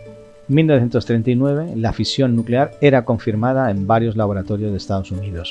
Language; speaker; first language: Spanish; native; Spanish